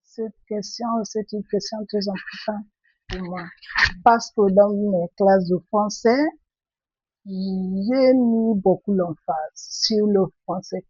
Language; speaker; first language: French; non-native, fluent; Igbo